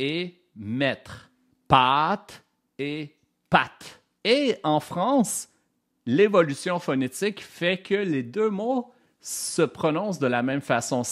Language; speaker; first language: French; native; French